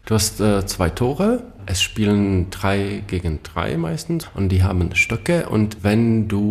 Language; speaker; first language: German; non-native, fluent; Czech